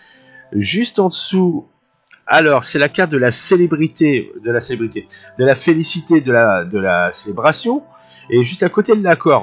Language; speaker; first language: French; native; French